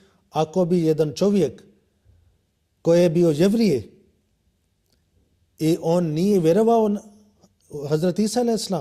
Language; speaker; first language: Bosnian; non-native, learner; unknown